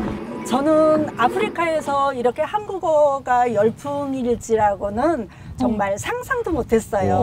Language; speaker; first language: Korean; native; Korean